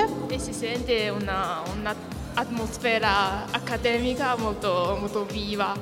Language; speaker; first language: Italian; non-native, fluent; Chinese